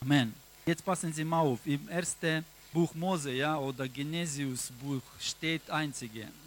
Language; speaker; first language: German; non-native, learner; Russian